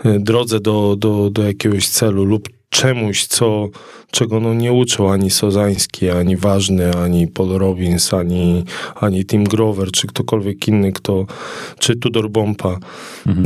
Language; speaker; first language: Polish; native; Polish